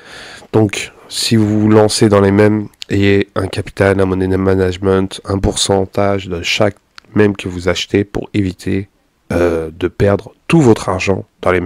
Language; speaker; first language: French; native; French